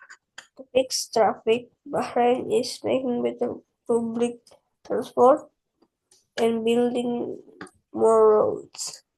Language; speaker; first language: English; non-native, learner; Indonesian